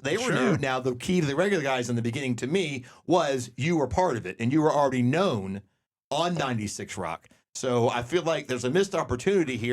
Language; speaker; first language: English; native; English